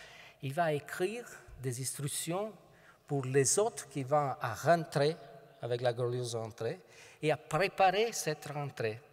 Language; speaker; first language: French; non-native, fluent; Italian